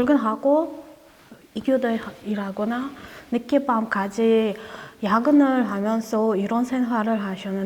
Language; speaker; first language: Korean; non-native, learner; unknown